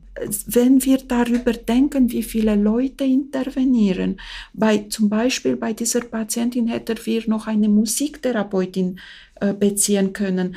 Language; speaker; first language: German; non-native, fluent; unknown